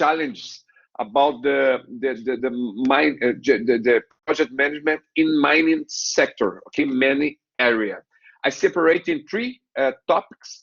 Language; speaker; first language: English; non-native, learner; Portuguese